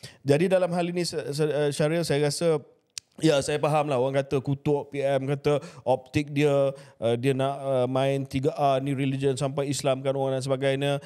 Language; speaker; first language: Malay; native; Malay